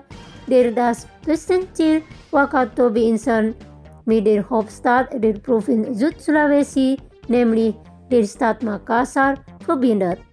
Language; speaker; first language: German; non-native, fluent; Indonesian